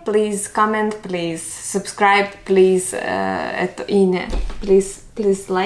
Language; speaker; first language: English; non-native, learner; Russian